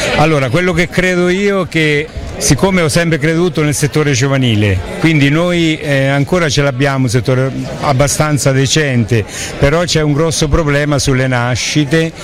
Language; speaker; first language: Italian; native; Italian